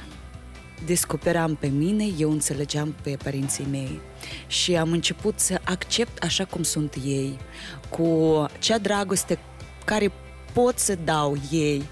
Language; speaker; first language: Romanian; non-native, local second language; Russian